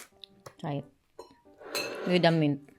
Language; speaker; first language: English; non-native, local second language; Filipino